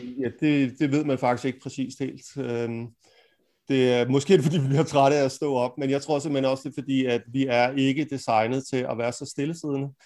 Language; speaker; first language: Danish; native; Danish